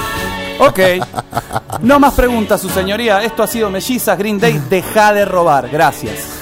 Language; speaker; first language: Spanish; native; Spanish